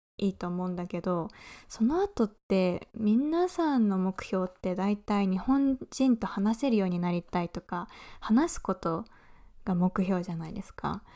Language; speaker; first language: Japanese; native; Japanese